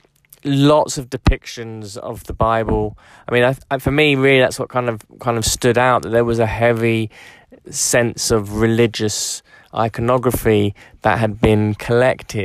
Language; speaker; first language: English; native; English